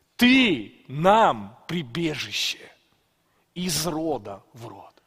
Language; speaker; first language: Russian; native; Russian